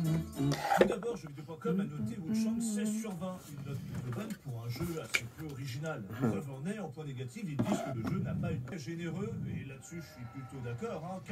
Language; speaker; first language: French; native; French